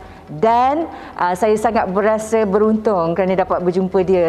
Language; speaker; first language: Malay; native; Malay